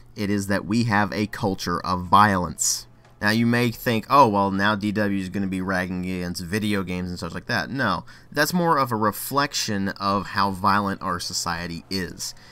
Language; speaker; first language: English; native; English